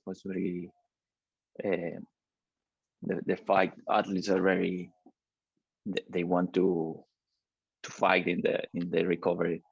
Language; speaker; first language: English; non-native, learner; Spanish